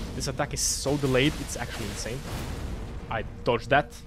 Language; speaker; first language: English; non-native, fluent; Croatian